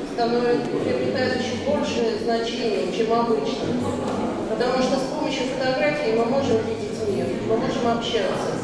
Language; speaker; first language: Russian; native; Russian